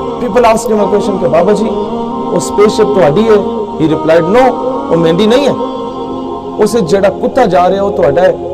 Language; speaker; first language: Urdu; non-native, local second language; Punjabi